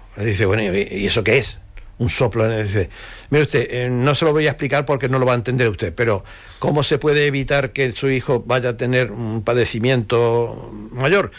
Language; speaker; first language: Spanish; native; Spanish